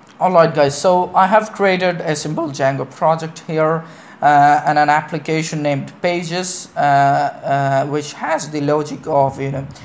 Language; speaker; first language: English; non-native, local second language; Malayalam